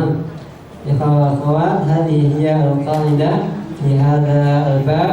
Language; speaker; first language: Arabic; non-native, fluent; Indonesian